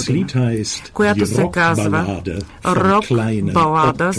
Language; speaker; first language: Bulgarian; non-native, fluent; German